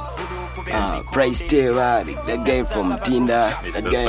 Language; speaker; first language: English; non-native, local second language; Ganda